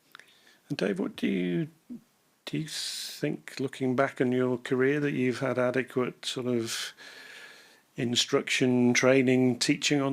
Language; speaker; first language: English; native; English